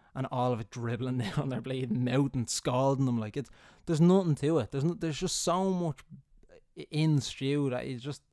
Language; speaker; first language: English; native; English